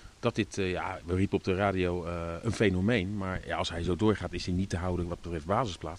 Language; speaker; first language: Dutch; native; Dutch